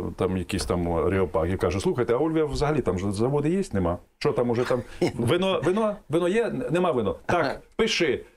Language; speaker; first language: Ukrainian; native; Ukrainian